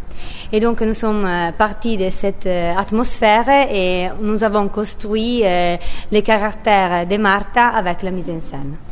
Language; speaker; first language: French; non-native, learner; Italian